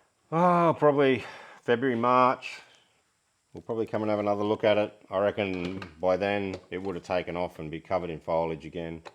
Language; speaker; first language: English; native; English